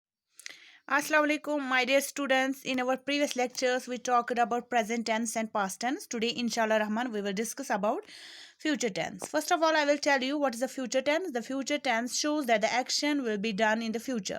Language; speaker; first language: English; non-native, local second language; Urdu